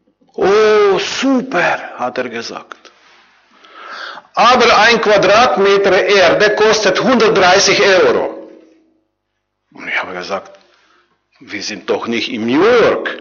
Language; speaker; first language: German; non-native, learner; Croatian